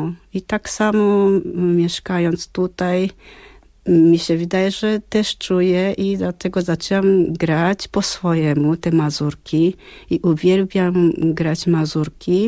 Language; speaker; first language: Polish; non-native, fluent; Japanese